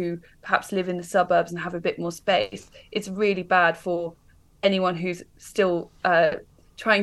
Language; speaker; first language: English; native; English